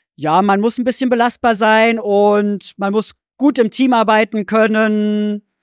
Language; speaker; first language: German; native; German